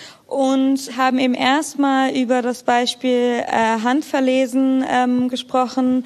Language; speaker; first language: German; native; German